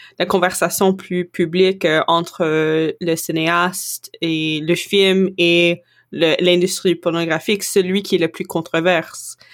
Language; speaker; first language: French; non-native, local second language; English